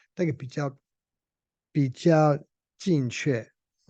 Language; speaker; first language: Chinese; non-native, fluent; English